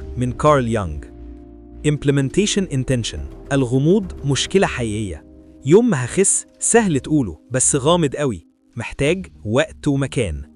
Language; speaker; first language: Arabic; native; Arabic